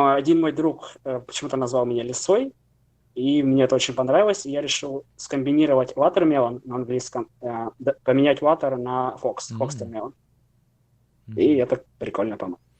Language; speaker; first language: Russian; native; Russian